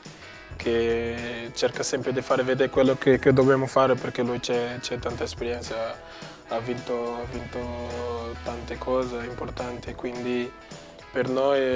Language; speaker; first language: Italian; non-native, learner; Portuguese